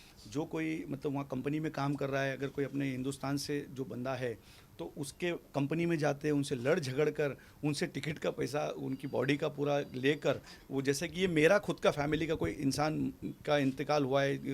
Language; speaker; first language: Hindi; native; Hindi